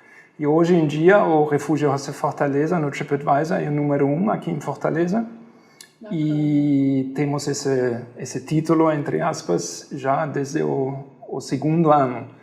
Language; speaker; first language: Portuguese; non-native, fluent; German